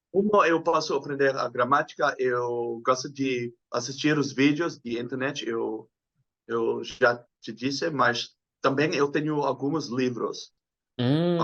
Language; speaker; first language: Portuguese; non-native, learner; Dutch